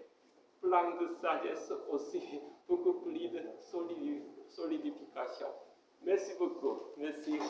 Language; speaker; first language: French; non-native, fluent; Korean